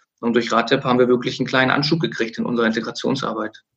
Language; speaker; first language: German; native; German